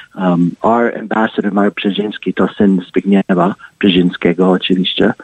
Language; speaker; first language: Polish; early bilingual, heritage; Polish